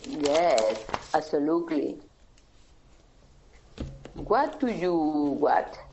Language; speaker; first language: English; non-native, learner; Spanish